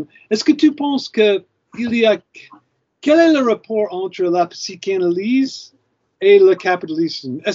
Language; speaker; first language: French; non-native, fluent; English